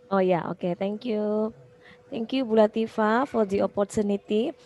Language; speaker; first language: English; non-native, fluent; Indonesian